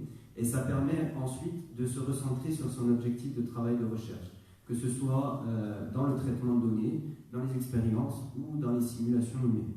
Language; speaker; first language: French; native; French